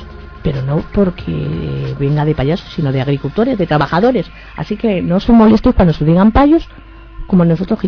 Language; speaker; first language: Spanish; native; Spanish